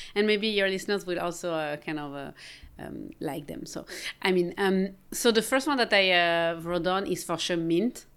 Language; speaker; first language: English; non-native, fluent; French